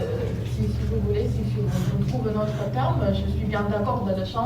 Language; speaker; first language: French; non-native, fluent; Armenian